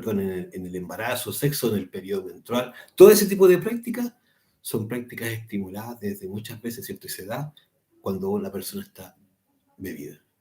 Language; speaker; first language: Spanish; native; Spanish